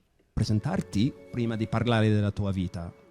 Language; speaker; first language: Italian; non-native, fluent; English